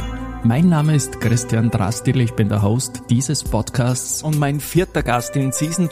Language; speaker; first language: German; native; German